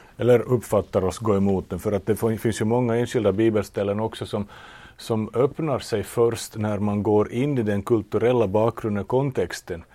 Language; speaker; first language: Swedish; native; Swedish